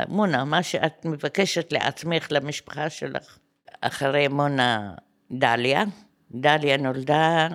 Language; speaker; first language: Hebrew; non-native, fluent; Arabic